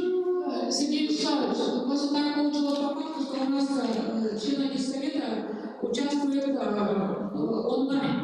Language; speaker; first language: Russian; native; Russian